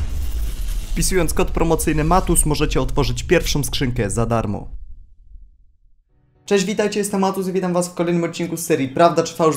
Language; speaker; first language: Polish; native; Polish